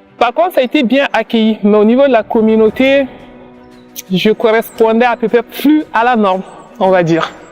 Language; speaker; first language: French; non-native, local second language; Bambara